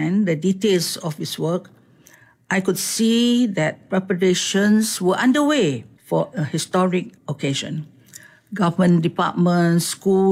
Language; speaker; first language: English; non-native, local second language; Malay